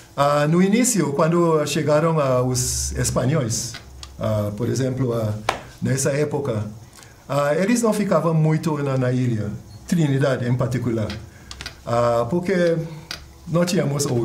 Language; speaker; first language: Portuguese; non-native, fluent; English